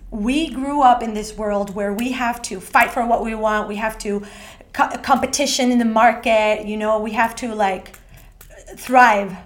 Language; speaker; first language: English; non-native, fluent; Spanish